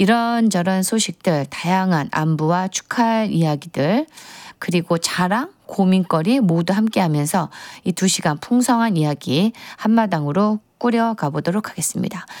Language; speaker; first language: Korean; native; Korean